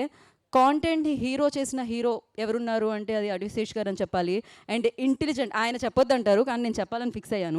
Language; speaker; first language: Telugu; native; Telugu